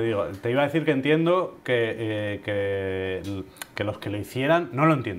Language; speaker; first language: Spanish; native; Spanish